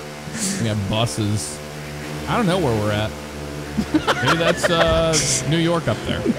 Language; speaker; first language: English; native; English